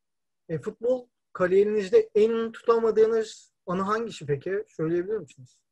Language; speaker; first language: Turkish; native; Turkish